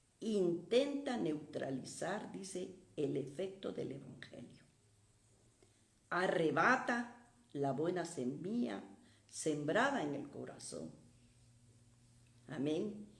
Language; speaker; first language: Spanish; native; Spanish